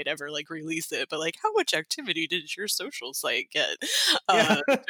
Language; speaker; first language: English; native; English